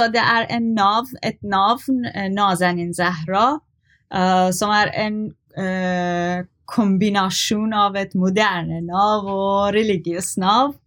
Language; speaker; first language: Norwegian; non-native, learner; Persian